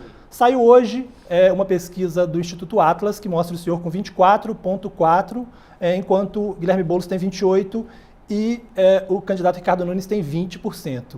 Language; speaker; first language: Portuguese; native; Portuguese